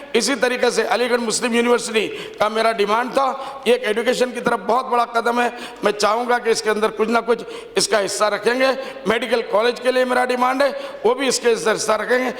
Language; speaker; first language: Hindi; non-native, local second language; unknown